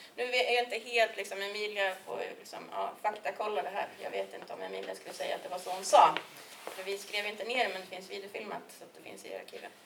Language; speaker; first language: Swedish; native; Swedish